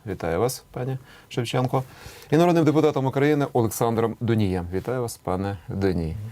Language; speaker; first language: Ukrainian; native; Ukrainian